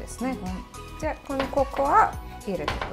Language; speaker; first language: Japanese; non-native, fluent; Serbian